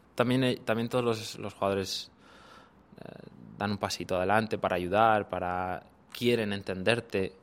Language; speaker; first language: Spanish; native; Spanish